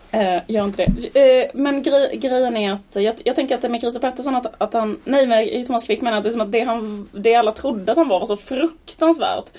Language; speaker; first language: Swedish; native; Swedish